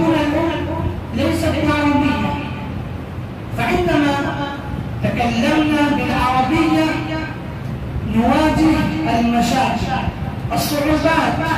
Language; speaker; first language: Arabic; non-native, fluent; Urdu